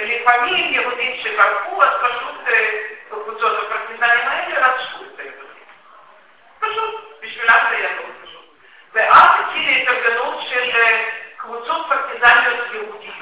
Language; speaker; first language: Hebrew; non-native, fluent; Russian